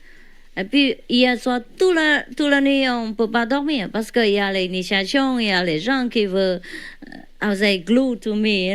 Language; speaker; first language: French; non-native, learner; Vietnamese